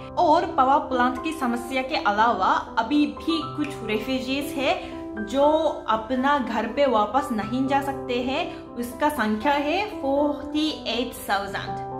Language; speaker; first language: Hindi; non-native, fluent; Japanese